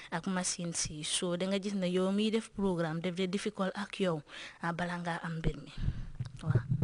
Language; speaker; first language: Wolof; non-native, local second language; Jola-Fonyi